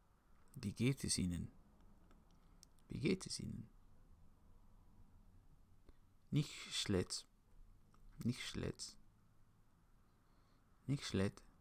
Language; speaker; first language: German; non-native, learner; English